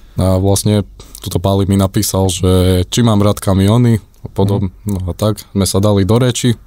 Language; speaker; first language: Slovak; non-native, fluent; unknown